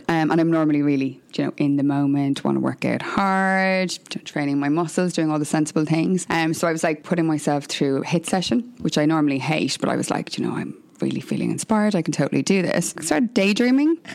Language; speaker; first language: English; native; English